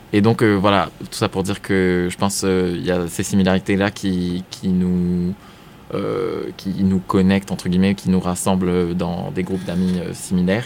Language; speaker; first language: French; non-native, local second language; Arabic